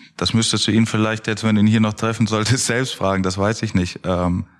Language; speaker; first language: German; native; German